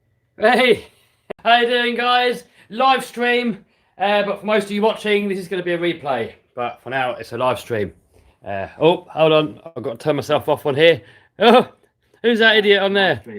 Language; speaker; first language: English; native; English